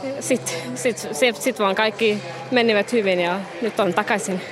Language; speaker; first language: Finnish; non-native, fluent; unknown